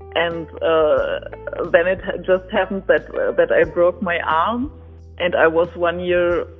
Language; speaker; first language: English; non-native, fluent; German